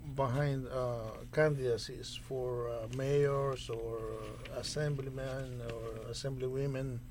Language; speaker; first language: English; non-native, fluent; Spanish